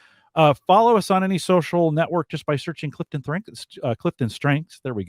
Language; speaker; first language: English; native; English